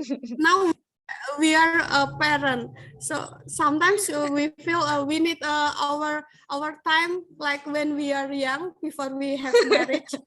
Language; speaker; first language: English; non-native, learner; Indonesian